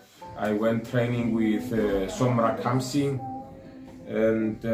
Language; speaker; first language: English; non-native, learner; Greek